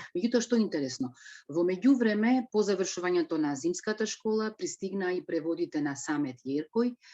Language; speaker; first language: Macedonian; native; Macedonian